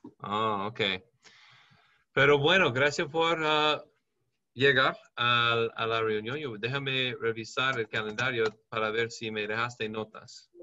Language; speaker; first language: Spanish; non-native, learner; English